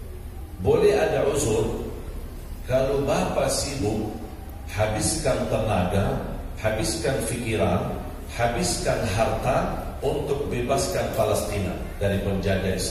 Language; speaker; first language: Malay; non-native, fluent; Arabic